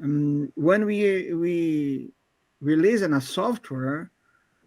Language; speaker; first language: English; non-native, fluent; Portuguese